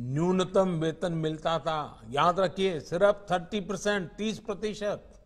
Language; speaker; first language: Hindi; non-native, local second language; Gujarati